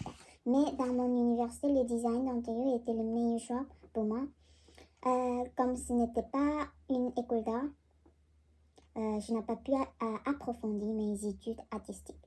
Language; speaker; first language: French; non-native, learner; Korean